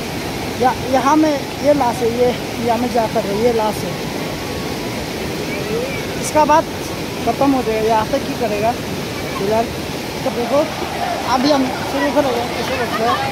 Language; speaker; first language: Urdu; non-native, local second language; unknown